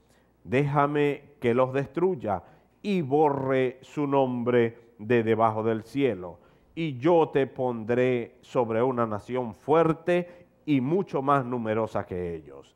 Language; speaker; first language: Spanish; native; Spanish